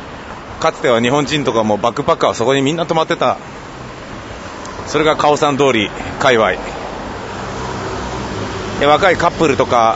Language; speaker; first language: Japanese; native; Japanese